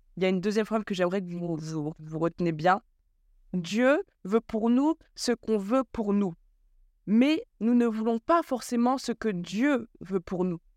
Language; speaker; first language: French; early bilingual, other home language; Bambara